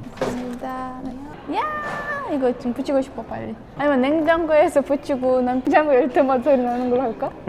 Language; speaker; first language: Korean; non-native, learner; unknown